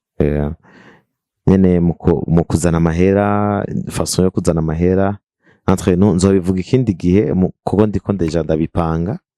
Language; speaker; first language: Rundi; native; Rundi